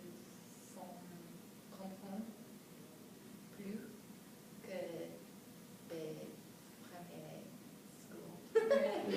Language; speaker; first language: French; non-native, learner; English